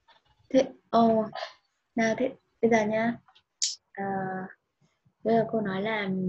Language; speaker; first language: Vietnamese; native; Vietnamese